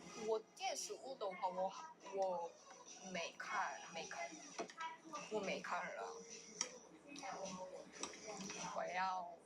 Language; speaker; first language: Chinese; non-native, learner; Korean